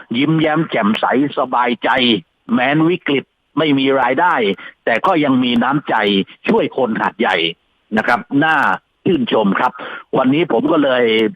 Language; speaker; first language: Thai; native; Thai